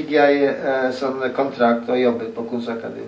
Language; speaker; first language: Norwegian; non-native, learner; Polish